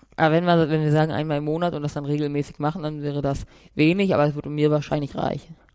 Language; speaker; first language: German; native; German